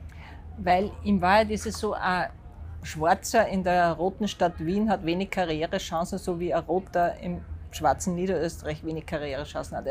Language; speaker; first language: German; native; German